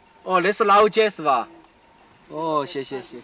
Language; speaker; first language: Chinese; native; Chinese